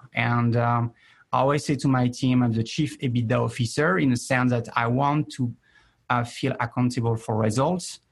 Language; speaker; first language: English; non-native, fluent; French